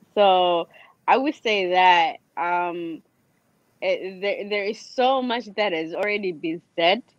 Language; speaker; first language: English; native; English